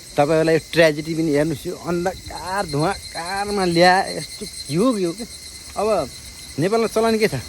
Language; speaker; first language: Nepali; native; Nepali